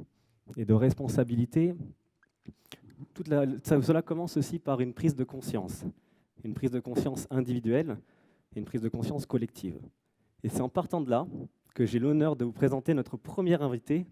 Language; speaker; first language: French; native; French